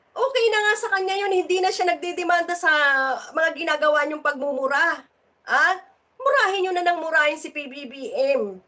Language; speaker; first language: Filipino; native; Filipino